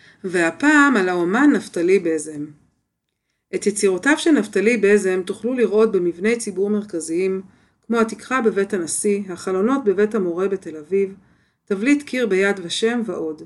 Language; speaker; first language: Hebrew; native; Hebrew